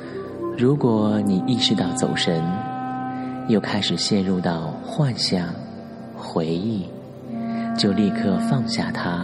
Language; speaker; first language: Chinese; native; Chinese